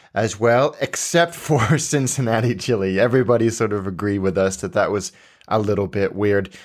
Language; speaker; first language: English; native; English